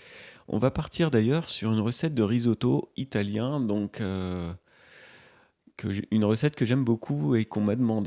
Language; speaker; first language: French; native; French